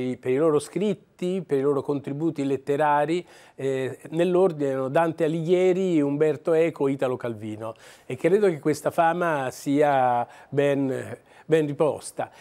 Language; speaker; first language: Italian; native; Italian